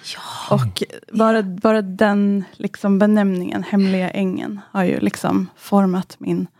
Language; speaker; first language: Swedish; native; Swedish